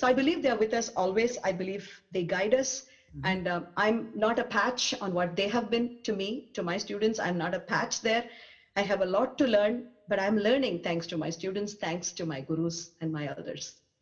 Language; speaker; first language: English; non-native, local second language; Tamil